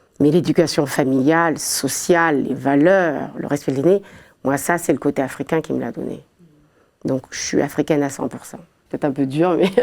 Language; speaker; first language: French; early bilingual, other home language; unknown